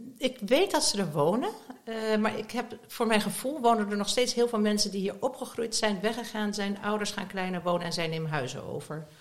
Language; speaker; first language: Dutch; native; Dutch